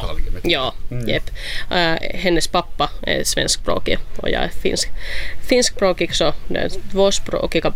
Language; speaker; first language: Swedish; non-native, local second language; Finnish